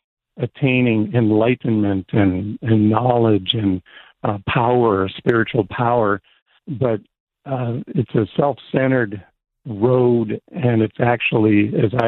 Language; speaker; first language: English; native; English